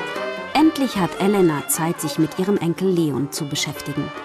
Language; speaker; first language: German; native; German